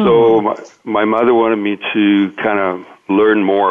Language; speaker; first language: English; non-native, fluent; Portuguese